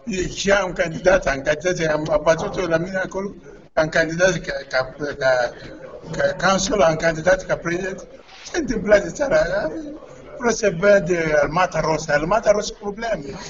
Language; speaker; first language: Romanian; non-native, learner; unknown